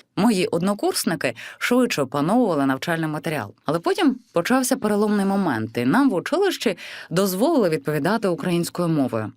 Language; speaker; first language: Ukrainian; native; Ukrainian